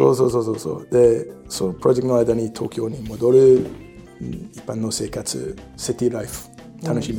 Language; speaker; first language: Japanese; non-native, learner; English